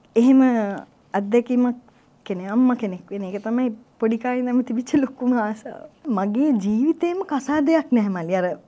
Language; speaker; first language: Sinhala; native; Sinhala